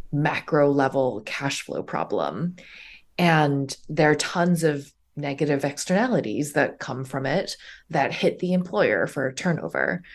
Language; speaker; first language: English; early bilingual, other home language; Chinese